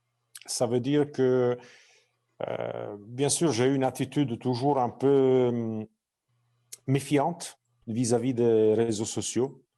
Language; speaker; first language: French; non-native, fluent; Italian